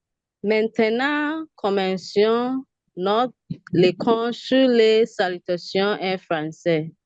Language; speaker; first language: French; non-native, learner; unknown